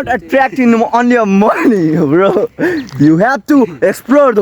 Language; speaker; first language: English; non-native, learner; Nepali